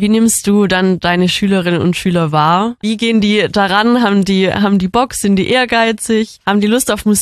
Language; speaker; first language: German; native; German